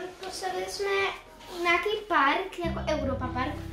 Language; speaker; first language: Czech; early bilingual, heritage; Czech